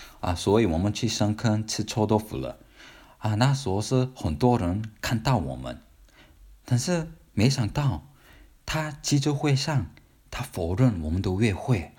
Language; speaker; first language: Chinese; non-native, fluent; Korean